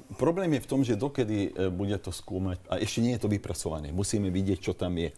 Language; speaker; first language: Slovak; non-native, local second language; Hungarian